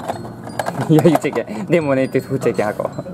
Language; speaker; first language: Japanese; native; Japanese